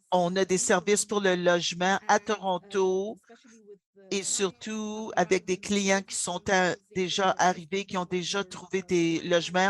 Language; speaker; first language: French; non-native, local second language; English